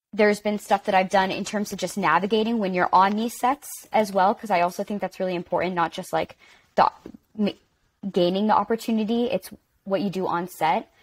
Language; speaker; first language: English; native; English